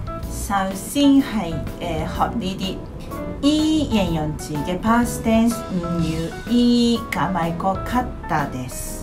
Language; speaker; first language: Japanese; non-native, fluent; Cantonese